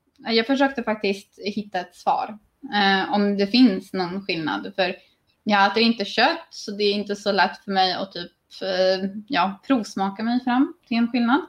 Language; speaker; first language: Swedish; native; Swedish